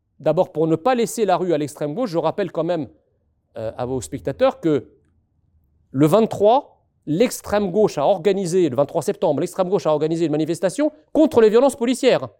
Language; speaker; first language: French; early bilingual, other home language; Arabic